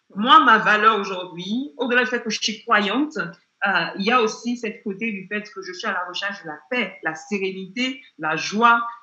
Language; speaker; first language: French; non-native, fluent; Yoruba